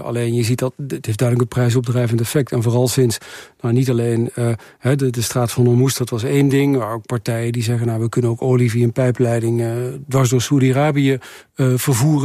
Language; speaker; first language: Dutch; native; Dutch